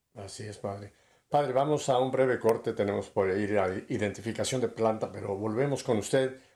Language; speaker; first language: Spanish; native; Spanish